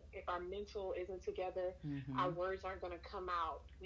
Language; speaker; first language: English; native; English